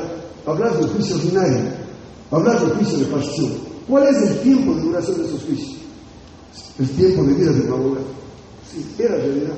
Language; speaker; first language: Spanish; native; Spanish